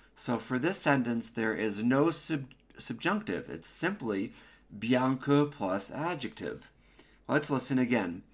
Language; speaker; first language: English; native; English